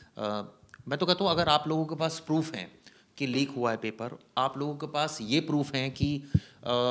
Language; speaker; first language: Hindi; native; Hindi